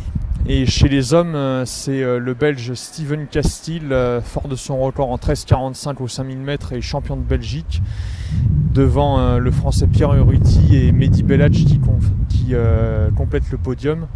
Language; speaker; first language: French; native; French